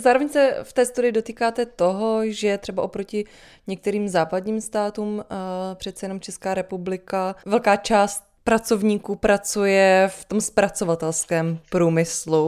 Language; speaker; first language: Czech; native; Czech